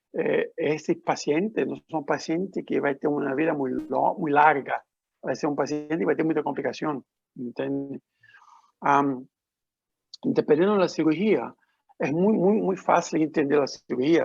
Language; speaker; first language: Spanish; non-native, learner; Portuguese